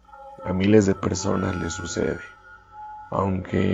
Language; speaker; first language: Spanish; native; Spanish